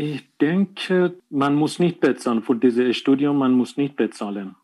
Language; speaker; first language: German; non-native, learner; Persian